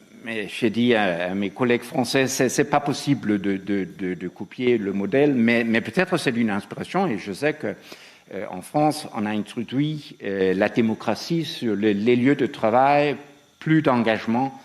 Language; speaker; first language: French; non-native, fluent; Danish